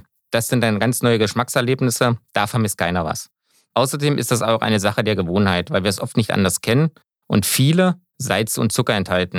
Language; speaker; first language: German; native; German